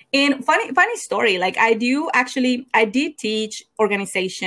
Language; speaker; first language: English; non-native, fluent; Spanish